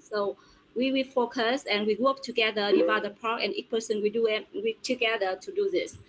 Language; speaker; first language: English; non-native, fluent; Vietnamese